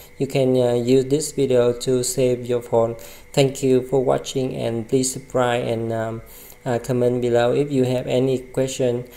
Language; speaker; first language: English; non-native, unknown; Vietnamese